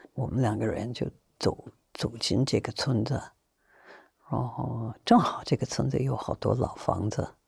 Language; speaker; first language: Chinese; non-native, fluent; English